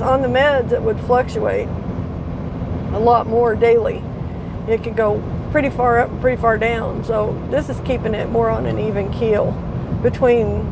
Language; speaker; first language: English; native; English